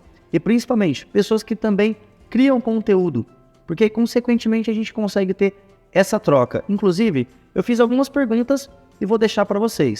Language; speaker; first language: Portuguese; native; Portuguese